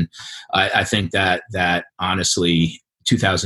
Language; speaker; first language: English; native; English